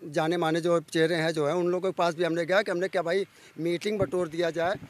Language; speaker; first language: Hindi; native; Hindi